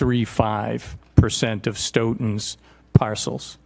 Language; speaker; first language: English; native; English